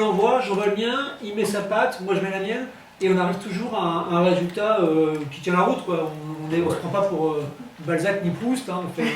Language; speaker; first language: French; native; French